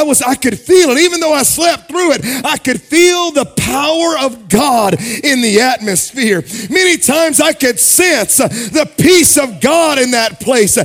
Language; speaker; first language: English; native; English